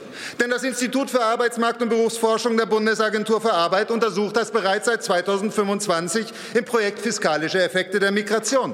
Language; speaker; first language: German; native; German